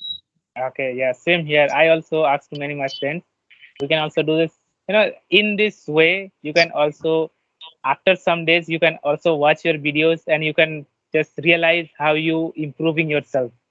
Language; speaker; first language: English; non-native, learner; Bangla